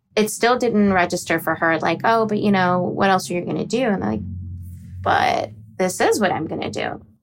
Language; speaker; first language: English; native; English